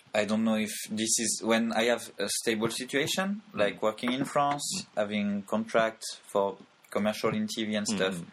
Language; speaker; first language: English; non-native, fluent; French